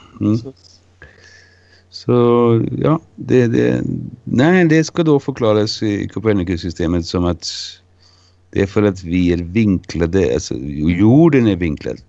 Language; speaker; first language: Swedish; non-native, fluent; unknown